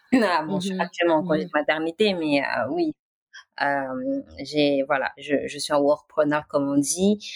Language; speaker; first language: French; non-native, local second language; Wolof